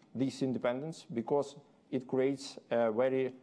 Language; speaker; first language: English; non-native, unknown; Ukrainian